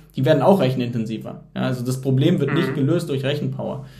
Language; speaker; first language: German; native; German